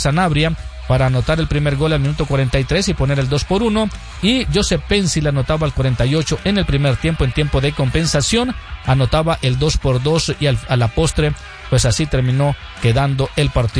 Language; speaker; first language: Spanish; native; Spanish